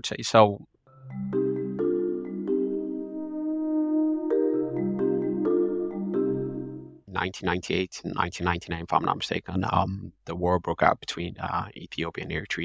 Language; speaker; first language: English; non-native, fluent; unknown